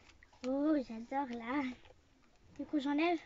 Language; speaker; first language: French; native; French